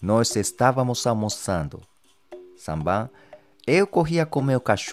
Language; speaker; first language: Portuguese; non-native, fluent; Japanese